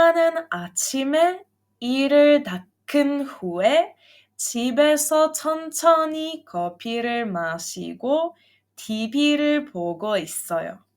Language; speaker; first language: Korean; non-native, fluent; Serbian